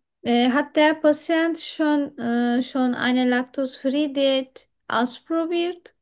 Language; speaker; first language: German; non-native, fluent; Turkish